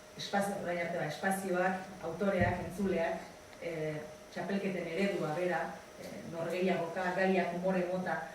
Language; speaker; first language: Basque; native; Basque